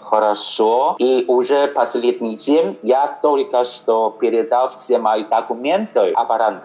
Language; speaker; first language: Russian; non-native, fluent; Chinese